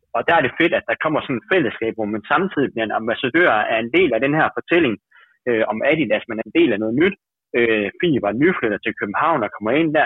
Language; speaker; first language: Danish; native; Danish